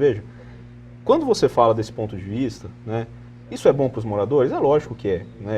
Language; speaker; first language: Portuguese; native; Portuguese